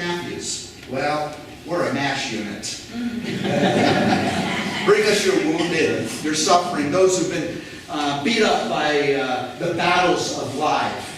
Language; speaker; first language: English; native; English